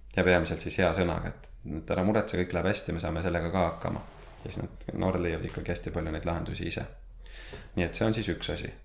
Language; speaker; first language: Estonian; native; Estonian